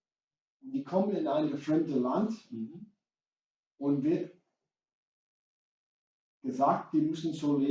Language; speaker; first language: German; non-native, fluent; English